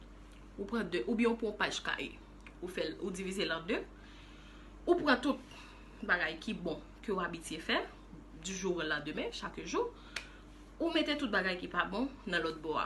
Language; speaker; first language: French; non-native, local second language; Haitian Creole